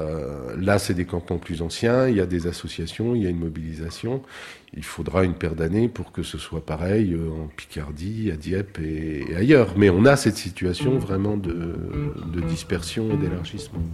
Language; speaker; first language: French; native; French